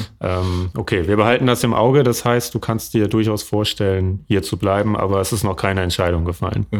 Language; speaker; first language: German; native; German